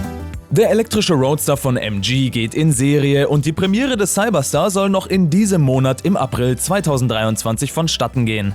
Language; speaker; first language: German; native; German